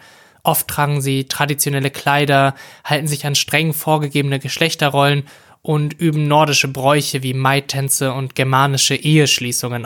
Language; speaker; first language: German; native; German